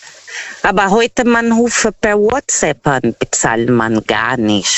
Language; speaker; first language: German; non-native, fluent; Portuguese